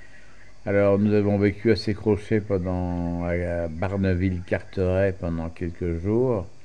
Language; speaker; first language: French; native; French